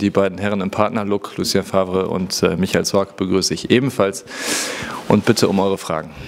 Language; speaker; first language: German; native; German